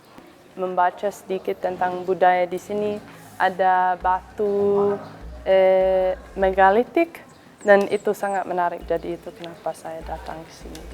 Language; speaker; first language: Indonesian; non-native, learner; English